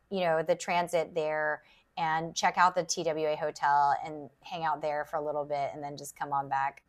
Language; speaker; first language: English; native; English